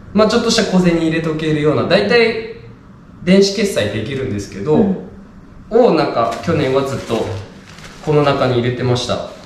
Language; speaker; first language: Japanese; native; Japanese